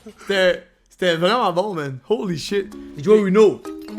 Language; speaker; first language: French; native; French